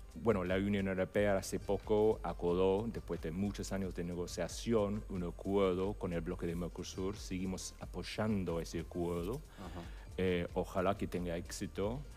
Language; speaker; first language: Spanish; non-native, fluent; English